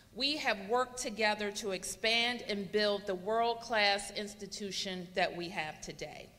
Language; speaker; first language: English; native; English